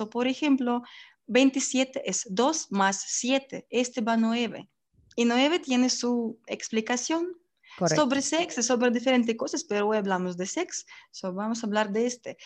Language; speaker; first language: Spanish; non-native, learner; Russian